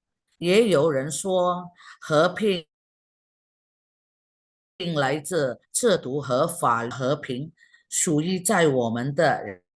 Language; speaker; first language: Chinese; non-native, fluent; Indonesian